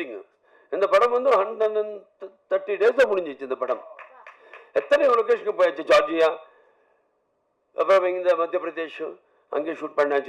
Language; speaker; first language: Tamil; non-native, learner; Telugu